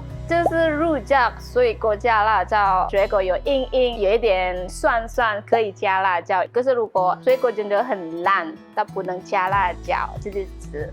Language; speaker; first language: Chinese; non-native, learner; Indonesian